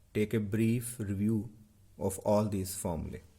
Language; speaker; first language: English; non-native, local second language; Punjabi